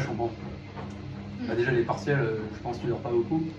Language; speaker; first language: French; native; French